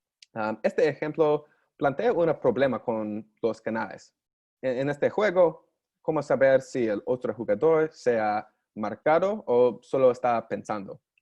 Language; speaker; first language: Spanish; non-native, learner; English